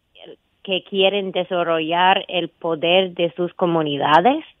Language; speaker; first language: Spanish; non-native, fluent; English